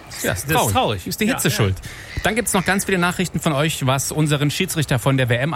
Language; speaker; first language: German; native; German